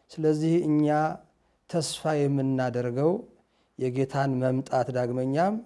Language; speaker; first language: Amharic; native; Amharic